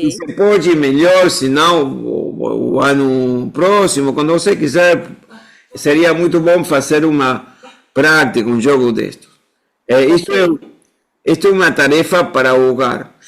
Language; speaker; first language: Portuguese; non-native, fluent; Spanish